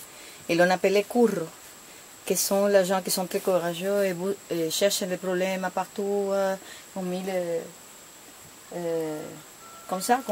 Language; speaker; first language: French; non-native, fluent; Spanish